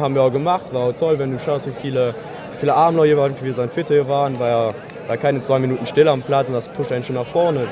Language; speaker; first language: German; native; German